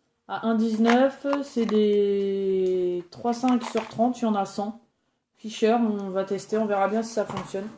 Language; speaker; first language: French; native; French